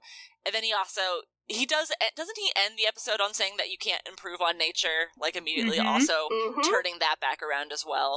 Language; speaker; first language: English; native; English